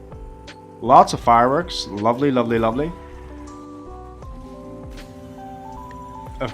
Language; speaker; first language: English; native; English